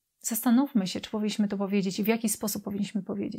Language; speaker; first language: Polish; native; Polish